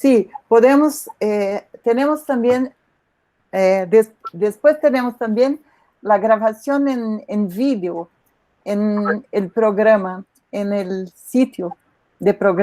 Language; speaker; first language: Spanish; non-native, learner; Portuguese